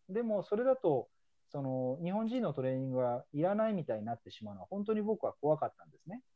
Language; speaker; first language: Japanese; native; Japanese